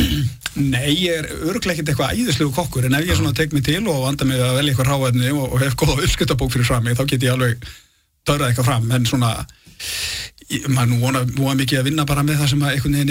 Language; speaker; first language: Icelandic; native; Icelandic